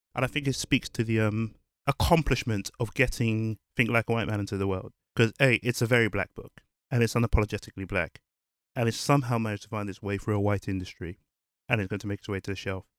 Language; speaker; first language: English; early bilingual, other home language; Yoruba